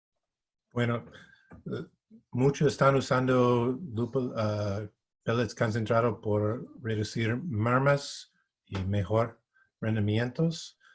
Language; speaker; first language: Spanish; non-native, fluent; English